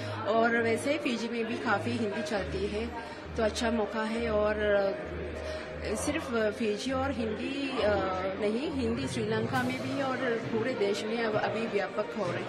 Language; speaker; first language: Hindi; non-native, fluent; Sinhala